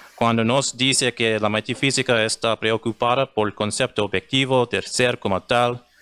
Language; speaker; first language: Spanish; non-native, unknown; English